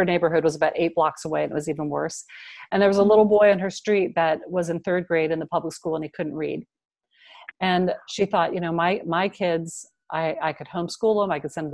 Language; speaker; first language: English; native; English